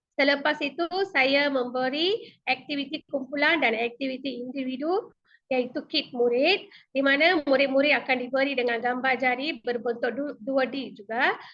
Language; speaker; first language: Malay; non-native, local second language; Tamil